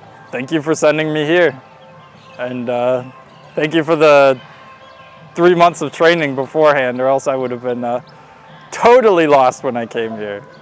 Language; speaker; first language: English; native; English